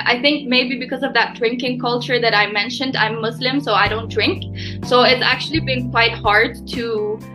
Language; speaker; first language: English; early bilingual, heritage; Turkish